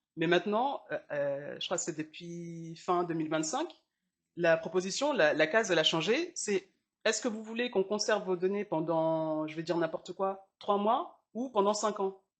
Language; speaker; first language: French; early bilingual, other home language; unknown